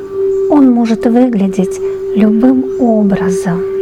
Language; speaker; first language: Russian; native; Russian